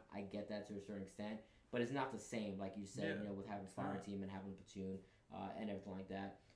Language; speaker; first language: English; native; English